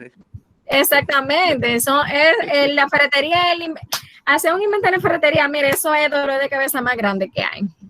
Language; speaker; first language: Spanish; native; Spanish